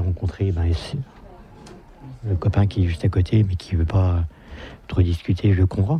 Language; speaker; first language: French; native; French